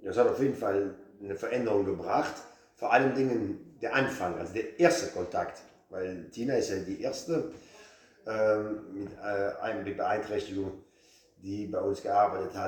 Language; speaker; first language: German; native; German